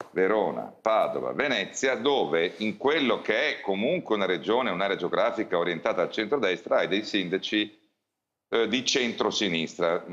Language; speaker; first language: Italian; native; Italian